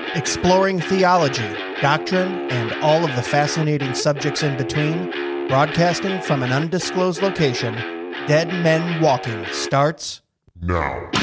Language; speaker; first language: English; native; English